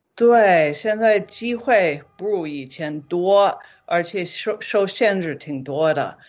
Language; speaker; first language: Chinese; non-native, fluent; English